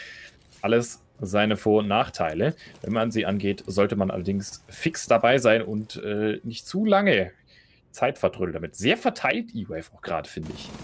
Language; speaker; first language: German; native; German